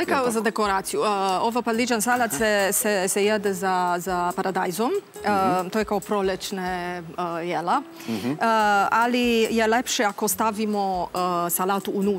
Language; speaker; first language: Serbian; non-native, learner; Romanian